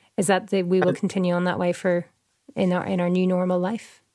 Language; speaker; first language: English; native; English